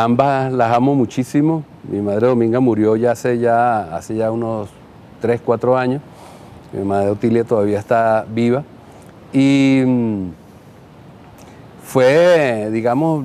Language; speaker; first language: Spanish; native; Spanish